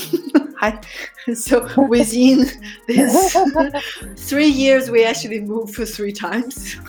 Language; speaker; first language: English; non-native, fluent; Chinese